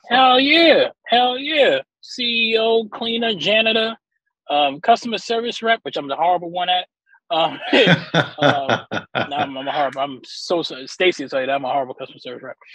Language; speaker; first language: English; native; English